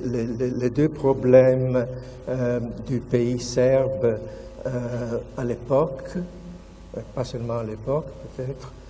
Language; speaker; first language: French; non-native, fluent; Italian